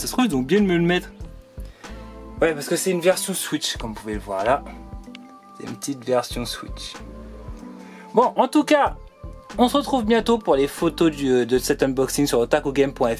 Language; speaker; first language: French; native; French